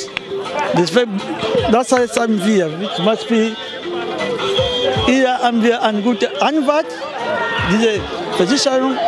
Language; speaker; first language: German; non-native, learner; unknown